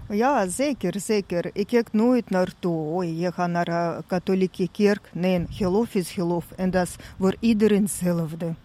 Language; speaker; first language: Dutch; non-native, learner; Russian